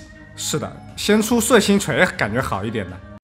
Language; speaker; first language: Chinese; native; Chinese